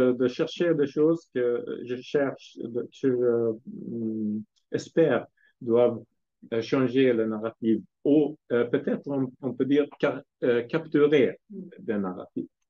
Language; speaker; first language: French; non-native, fluent; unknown